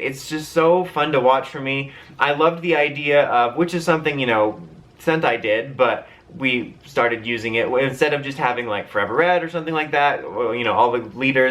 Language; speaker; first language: English; native; English